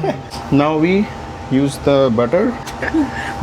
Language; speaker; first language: English; non-native, local second language; Hindi